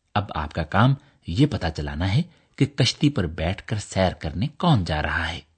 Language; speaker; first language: Urdu; native; Urdu